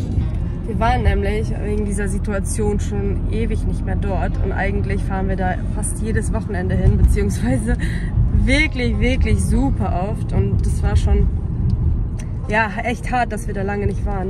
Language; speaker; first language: German; native; German